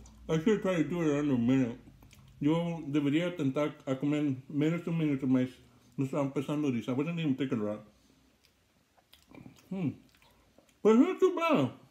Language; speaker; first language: English; native; English